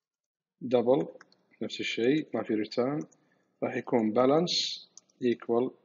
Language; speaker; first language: Arabic; native; Arabic